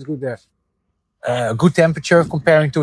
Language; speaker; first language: English; non-native, fluent; Dutch